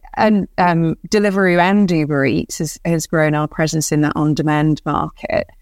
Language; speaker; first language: English; native; English